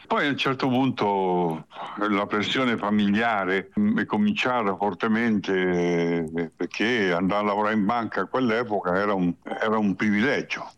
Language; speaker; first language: Italian; native; Italian